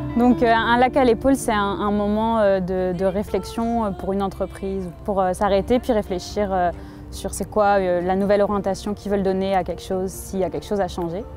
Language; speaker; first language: French; native; French